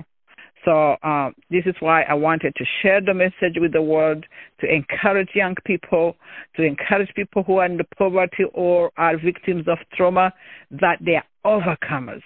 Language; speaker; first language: English; non-native, local second language; Kinyarwanda